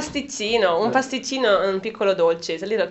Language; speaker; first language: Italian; native; Italian